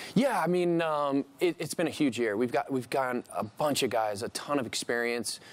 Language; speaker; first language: English; native; English